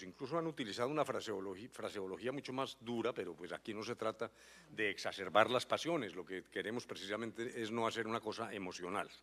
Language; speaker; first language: Spanish; native; Spanish